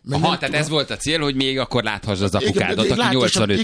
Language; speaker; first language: Hungarian; native; Hungarian